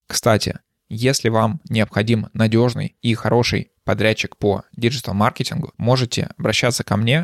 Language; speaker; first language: Russian; native; Russian